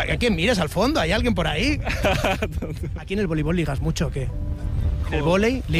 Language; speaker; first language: Spanish; native; Spanish